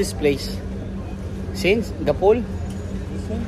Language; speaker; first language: English; non-native, learner; Filipino